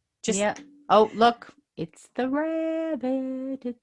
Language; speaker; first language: English; native; English